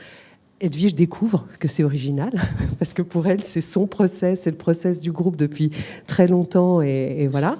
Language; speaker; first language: French; native; French